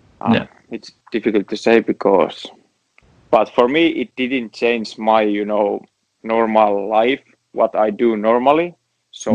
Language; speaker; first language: English; non-native, learner; Finnish